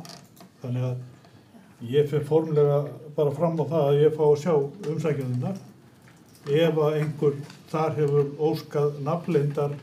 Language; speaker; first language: Icelandic; native; Icelandic